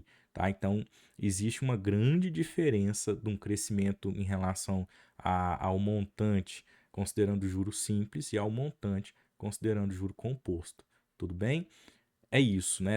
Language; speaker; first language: Portuguese; native; Portuguese